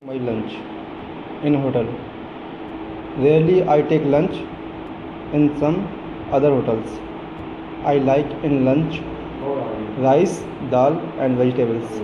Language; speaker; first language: English; non-native, learner; Hindi